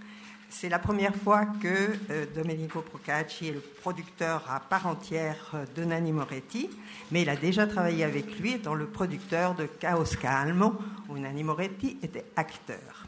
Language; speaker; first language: French; native; French